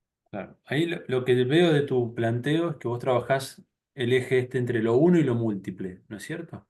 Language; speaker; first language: Spanish; native; Spanish